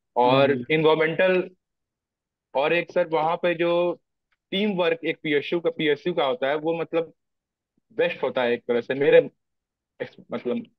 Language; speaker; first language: Hindi; native; Hindi